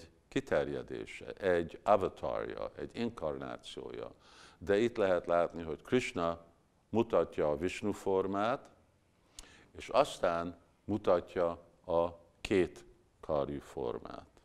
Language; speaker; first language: Hungarian; early bilingual, heritage; Hungarian